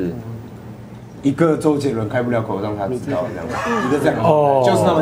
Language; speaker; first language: Chinese; native; Chinese